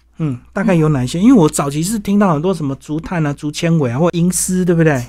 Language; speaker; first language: Chinese; native; Chinese